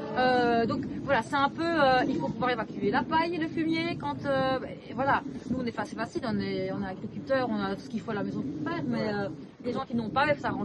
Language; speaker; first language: French; native; French